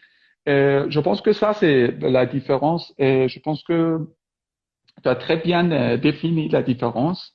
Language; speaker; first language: French; non-native, fluent; Persian